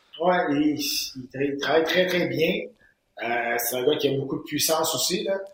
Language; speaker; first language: French; native; French